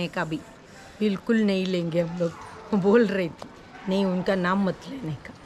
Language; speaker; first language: Hindi; non-native, local second language; Malayalam